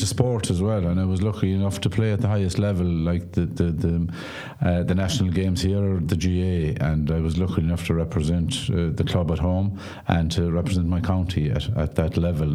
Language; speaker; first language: English; non-native, local second language; Irish